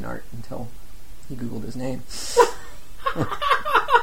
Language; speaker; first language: English; native; English